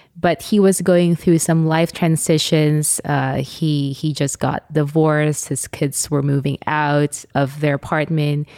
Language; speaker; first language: English; non-native, local second language; Filipino